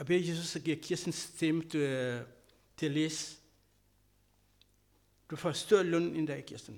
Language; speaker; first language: Danish; non-native, fluent; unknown